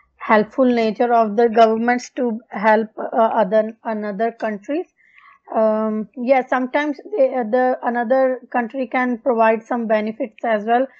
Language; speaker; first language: English; non-native, local second language; Punjabi